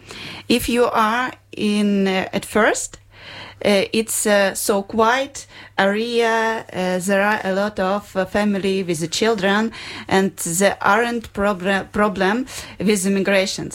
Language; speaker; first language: English; non-native, learner; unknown